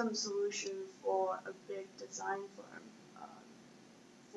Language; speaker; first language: English; non-native, fluent; Chinese